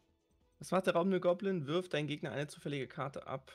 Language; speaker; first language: German; native; German